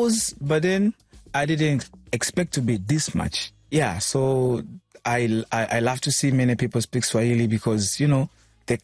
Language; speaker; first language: English; non-native, local second language; Swahili